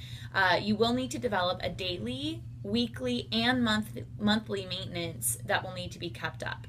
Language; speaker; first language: English; native; English